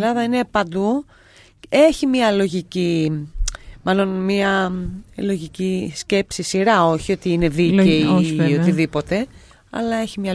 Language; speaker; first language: Greek; native; Greek